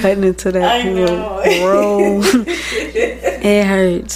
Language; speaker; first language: English; native; English